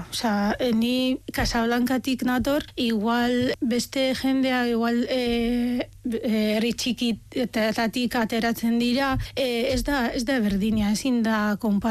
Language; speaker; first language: Basque; non-native, fluent; Arabic